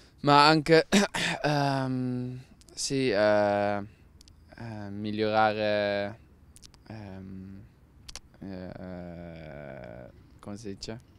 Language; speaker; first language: Italian; non-native, learner; Dutch